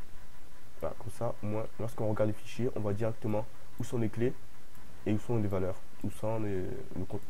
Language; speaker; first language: French; native; French